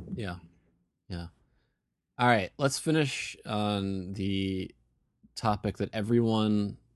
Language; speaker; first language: English; native; English